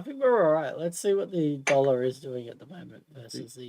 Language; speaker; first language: English; native; English